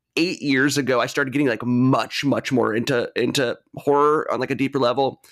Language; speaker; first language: English; native; English